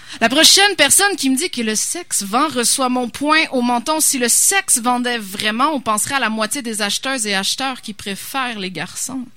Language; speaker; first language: French; native; French